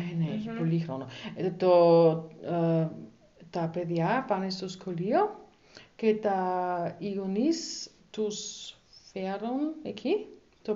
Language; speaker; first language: Greek; non-native, learner; German